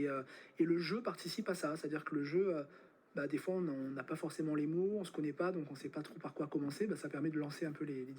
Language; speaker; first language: French; native; French